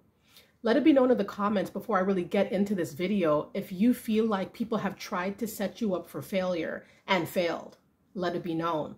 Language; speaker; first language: English; native; English